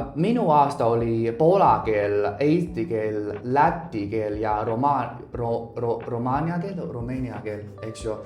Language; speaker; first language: Estonian; non-native, fluent; Chinese